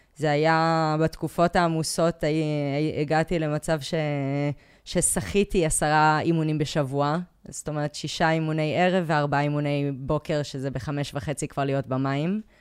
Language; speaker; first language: Hebrew; early bilingual, other home language; English